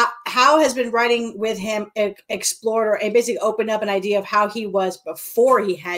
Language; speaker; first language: English; native; English